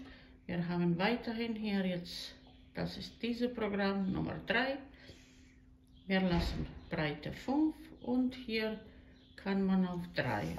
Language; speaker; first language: German; non-native, learner; Croatian